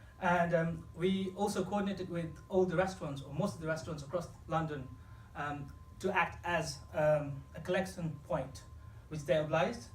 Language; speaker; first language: English; non-native, fluent; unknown